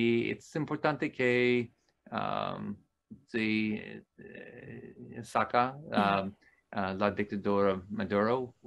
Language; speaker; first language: Spanish; non-native, learner; English